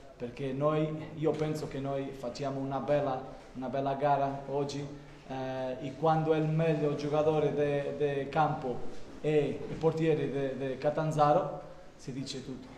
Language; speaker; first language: Italian; non-native, learner; Portuguese